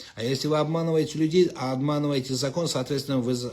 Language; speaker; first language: Russian; non-native, local second language; Kazakh